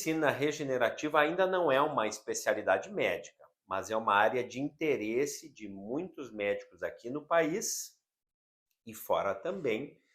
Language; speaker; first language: Portuguese; native; Portuguese